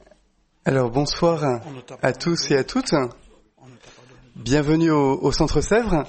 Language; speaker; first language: French; native; French